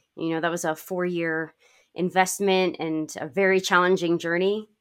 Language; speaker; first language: English; native; English